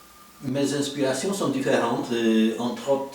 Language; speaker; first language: French; non-native, fluent; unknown